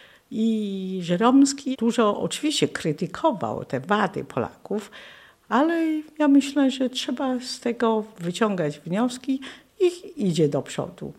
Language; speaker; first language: Polish; non-native, fluent; Chinese